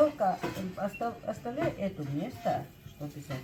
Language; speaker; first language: Russian; non-native, fluent; Georgian